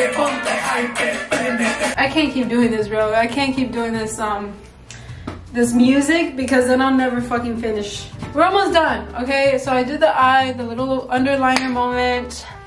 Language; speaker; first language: English; early bilingual, other home language; Spanish